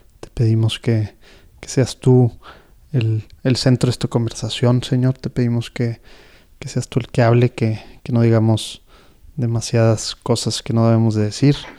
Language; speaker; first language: Spanish; native; Spanish